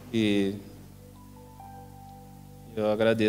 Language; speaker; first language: Portuguese; native; Portuguese